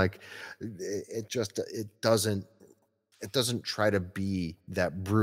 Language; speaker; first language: English; native; English